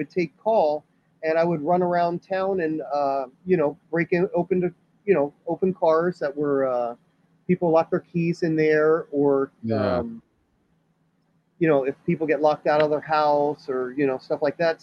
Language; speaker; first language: English; native; English